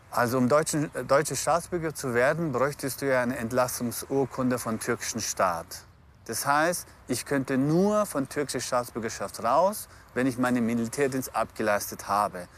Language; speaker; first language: German; early bilingual, other home language; Turkish